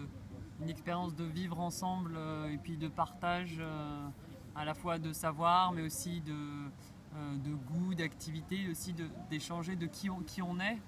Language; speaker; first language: French; native; French